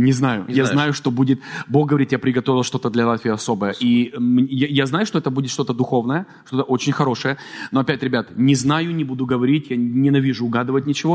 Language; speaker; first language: Russian; native; Russian